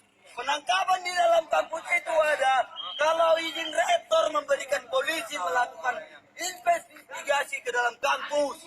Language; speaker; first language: Indonesian; native; Indonesian